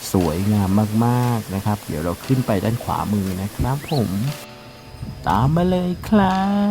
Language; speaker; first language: Thai; native; Thai